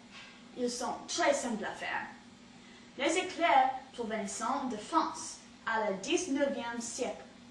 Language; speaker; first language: French; non-native, learner; English